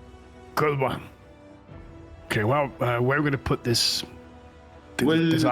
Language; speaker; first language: English; native; English